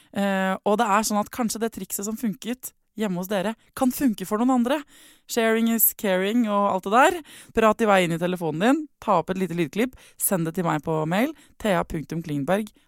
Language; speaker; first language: Norwegian; native; Norwegian